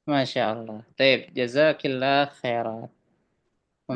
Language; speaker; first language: Arabic; non-native, fluent; Indonesian